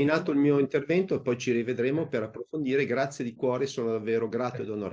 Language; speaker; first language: Italian; native; Italian